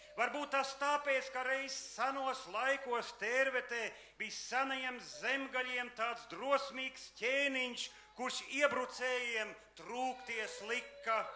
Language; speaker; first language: Latvian; native; Latvian